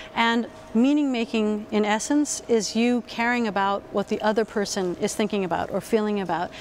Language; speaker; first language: English; native; English